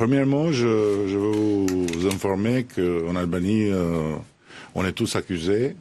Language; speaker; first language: French; non-native, fluent; Albanian